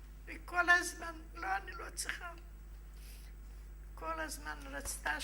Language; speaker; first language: Hebrew; non-native, fluent; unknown